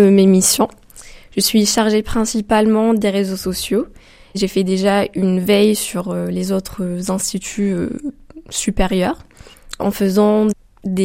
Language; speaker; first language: French; non-native, local second language; Arabic